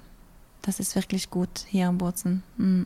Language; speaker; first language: German; non-native, learner; Norwegian